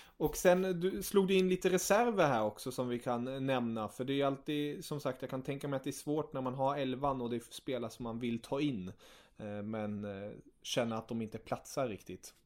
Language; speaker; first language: Swedish; early bilingual, other home language; German